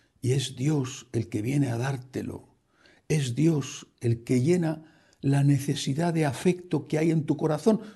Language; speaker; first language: Spanish; native; Spanish